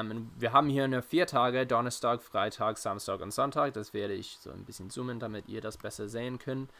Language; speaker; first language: German; non-native, fluent; English